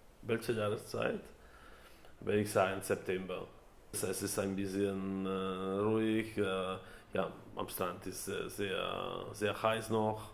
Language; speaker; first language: German; non-native, fluent; Catalan